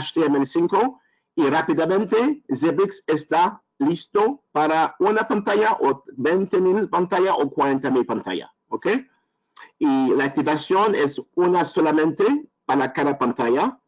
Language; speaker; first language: Spanish; non-native, learner; French